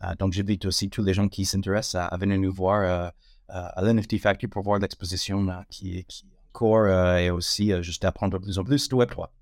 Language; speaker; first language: French; non-native, fluent; English